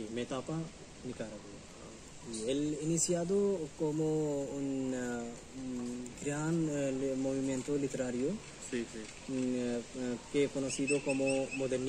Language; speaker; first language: Spanish; non-native, learner; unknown